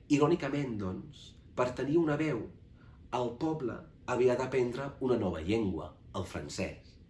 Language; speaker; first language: Catalan; non-native, fluent; English